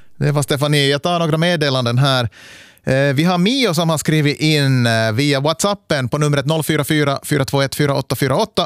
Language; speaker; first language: Swedish; native; Swedish